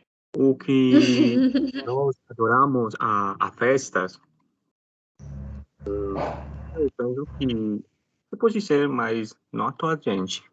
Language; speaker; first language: Portuguese; non-native, learner; Spanish